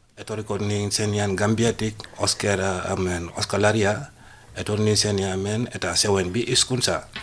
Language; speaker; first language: Basque; non-native, learner; Wolof